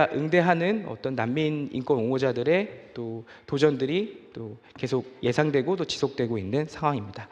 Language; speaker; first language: Korean; native; Korean